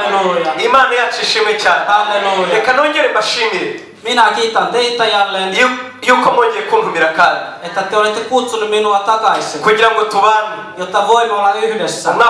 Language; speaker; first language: Finnish; non-native, fluent; Kinyarwanda